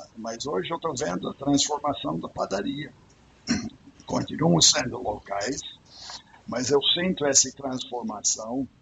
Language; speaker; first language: Portuguese; non-native, fluent; English